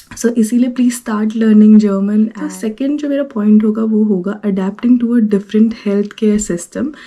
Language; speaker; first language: Hindi; native; Hindi